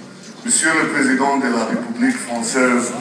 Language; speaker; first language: French; non-native, fluent; Hebrew